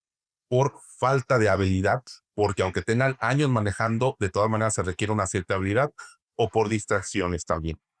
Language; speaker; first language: Spanish; native; Spanish